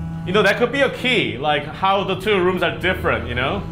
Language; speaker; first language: English; native; English